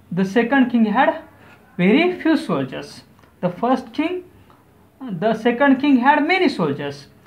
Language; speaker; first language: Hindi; non-native, local second language; Marathi